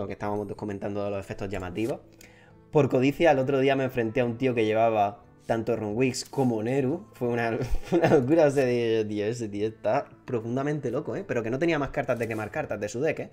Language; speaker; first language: Spanish; native; Spanish